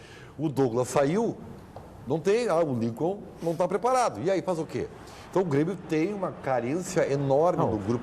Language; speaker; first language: Portuguese; native; Portuguese